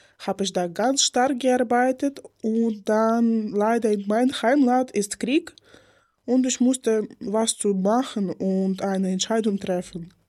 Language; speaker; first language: German; non-native, learner; Ukrainian